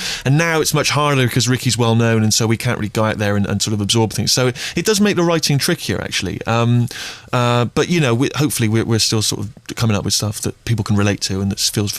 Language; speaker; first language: English; native; English